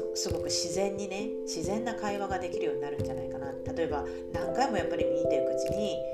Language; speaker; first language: Japanese; early bilingual, other home language; Chinese